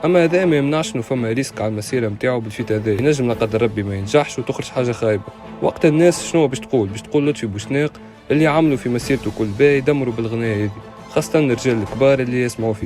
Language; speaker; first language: Arabic; native; Arabic